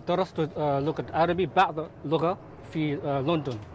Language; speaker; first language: Arabic; non-native, learner; Filipino